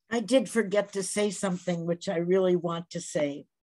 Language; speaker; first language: English; native; English